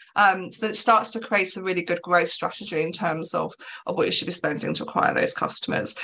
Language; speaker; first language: English; native; English